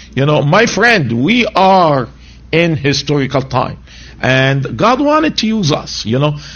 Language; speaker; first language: English; non-native, fluent; Arabic